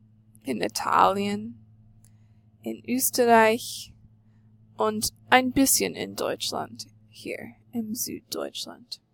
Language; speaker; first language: German; non-native, fluent; English